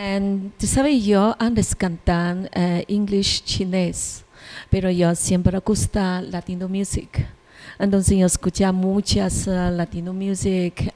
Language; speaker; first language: Spanish; non-native, learner; Chinese